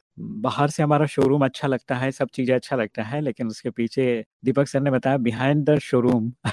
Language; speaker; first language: Hindi; native; Hindi